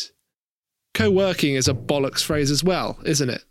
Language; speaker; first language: English; native; English